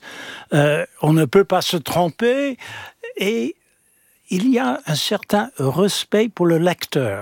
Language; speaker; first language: French; non-native, fluent; English